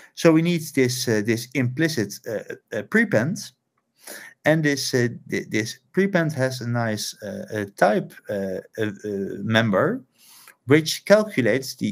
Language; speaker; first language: English; non-native, fluent; Dutch